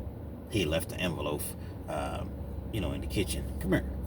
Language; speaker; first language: English; native; English